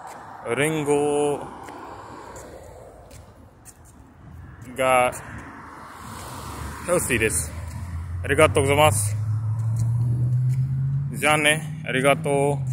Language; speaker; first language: Japanese; non-native, learner; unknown